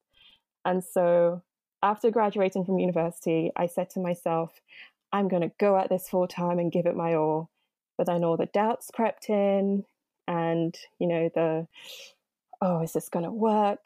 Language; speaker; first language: English; non-native, local second language; Yoruba